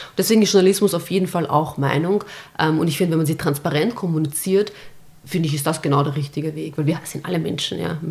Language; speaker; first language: German; early bilingual, other home language; Bosnian